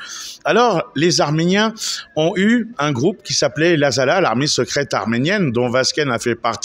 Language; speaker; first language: French; native; French